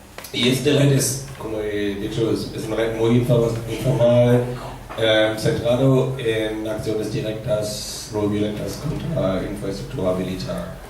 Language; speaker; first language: Spanish; non-native, fluent; German